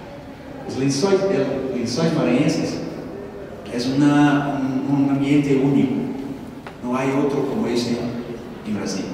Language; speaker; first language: Spanish; non-native, learner; Portuguese